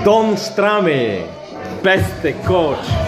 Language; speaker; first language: German; non-native, learner; Bulgarian